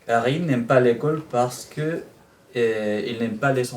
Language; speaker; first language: French; non-native, learner; Spanish